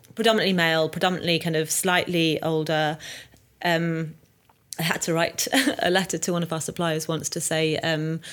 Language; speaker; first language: English; native; English